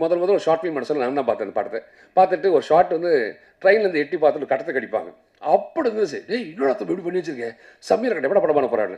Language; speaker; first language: Tamil; native; Tamil